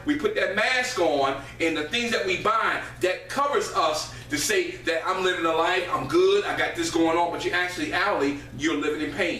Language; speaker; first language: English; native; English